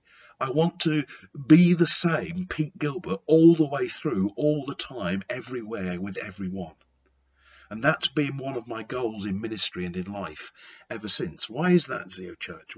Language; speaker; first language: English; native; English